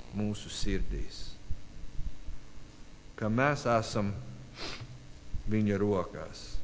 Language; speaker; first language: Latvian; non-native, learner; English